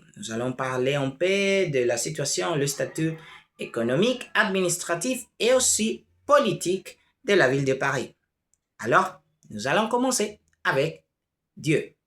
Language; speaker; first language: French; non-native, learner; Spanish